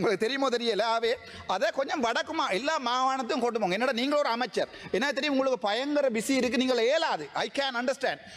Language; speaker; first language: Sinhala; non-native, local second language; Tamil